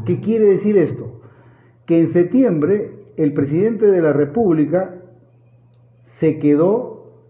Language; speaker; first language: Spanish; native; Spanish